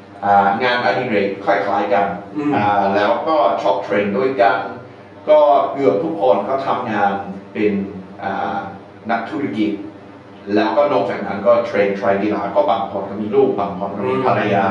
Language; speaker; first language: Thai; non-native, fluent; English